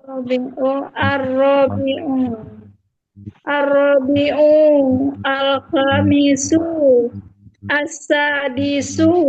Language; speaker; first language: Arabic; non-native, learner; Indonesian